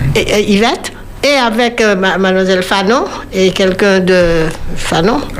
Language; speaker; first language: French; native; French